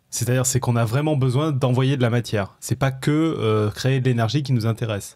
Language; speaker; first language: French; native; French